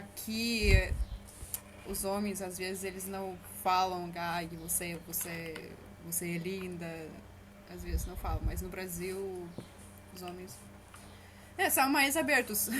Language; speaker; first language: Portuguese; non-native, learner; Russian